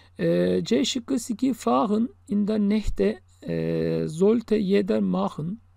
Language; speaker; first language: German; non-native, fluent; Turkish